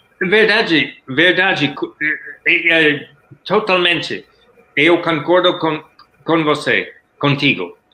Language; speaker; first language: Portuguese; non-native, learner; English